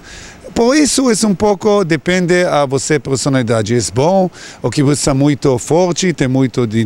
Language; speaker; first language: Portuguese; non-native, learner; Hebrew